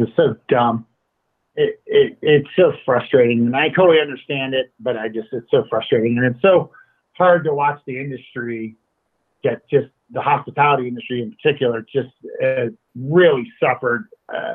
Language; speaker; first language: English; native; English